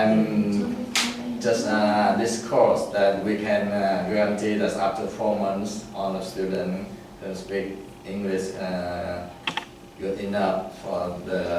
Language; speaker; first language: English; non-native, fluent; Vietnamese